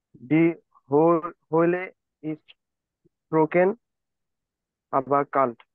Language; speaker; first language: German; non-native, learner; Bangla